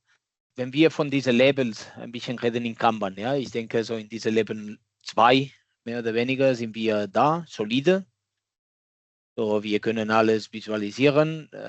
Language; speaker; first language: German; non-native, fluent; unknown